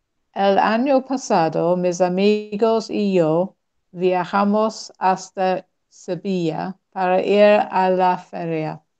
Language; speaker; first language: Spanish; non-native, learner; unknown